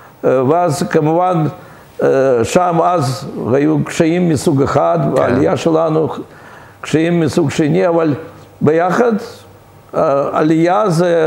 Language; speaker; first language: Hebrew; non-native, fluent; Russian